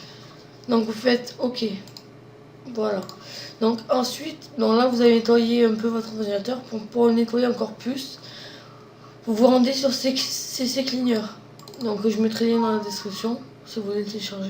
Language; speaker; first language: French; native; French